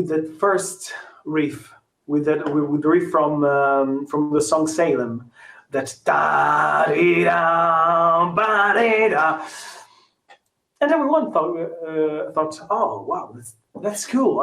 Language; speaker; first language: English; non-native, fluent; Italian